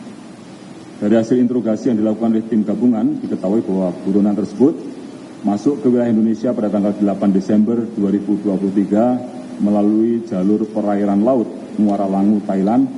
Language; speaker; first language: Indonesian; native; Indonesian